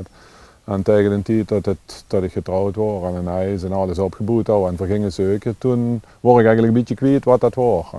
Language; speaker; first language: Dutch; native; Dutch